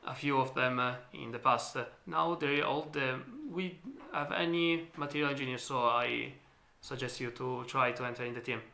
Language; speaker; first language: English; non-native, learner; Italian